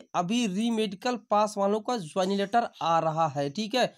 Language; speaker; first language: Hindi; native; Hindi